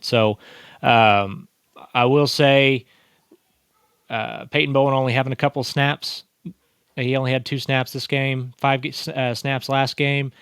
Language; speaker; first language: English; native; English